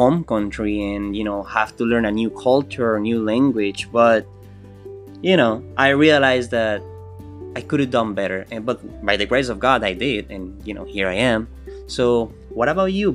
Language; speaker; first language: English; non-native, fluent; Spanish